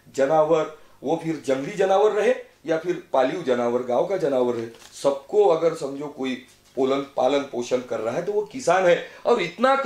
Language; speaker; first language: Hindi; non-native, local second language; Marathi